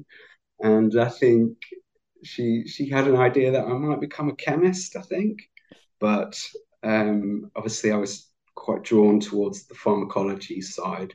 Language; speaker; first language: English; native; English